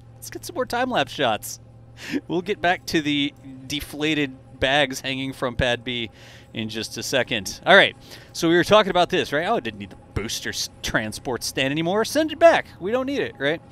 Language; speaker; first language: English; native; English